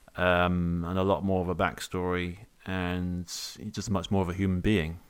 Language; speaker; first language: English; native; English